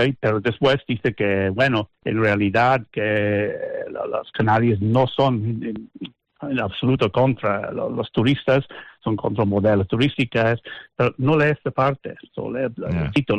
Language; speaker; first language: Spanish; non-native, fluent; English